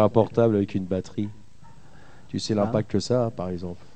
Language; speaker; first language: French; native; French